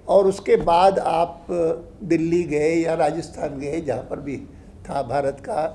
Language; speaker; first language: Urdu; non-native, fluent; Sindhi